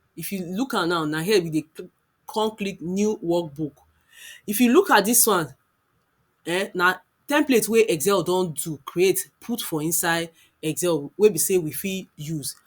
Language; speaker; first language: Nigerian Pidgin; non-native, local second language; Yoruba